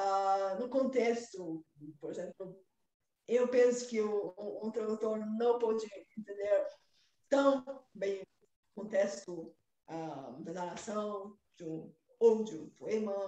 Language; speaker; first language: Portuguese; non-native, fluent; Bulgarian